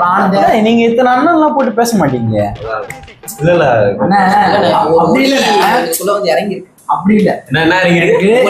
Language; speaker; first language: Tamil; native; Tamil